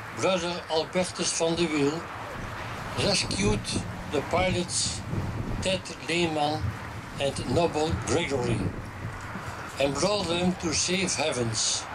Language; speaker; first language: English; non-native, fluent; Dutch